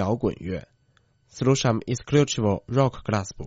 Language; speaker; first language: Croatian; non-native, fluent; Chinese